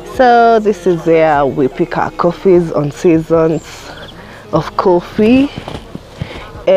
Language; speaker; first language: English; non-native, local second language; Kikuyu